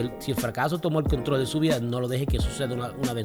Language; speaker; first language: Spanish; early bilingual, heritage; Spanish